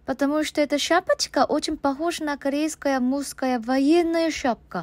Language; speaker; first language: Russian; non-native, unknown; Korean